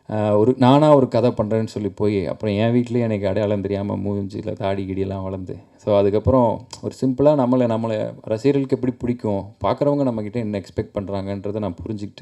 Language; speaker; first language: Tamil; native; Tamil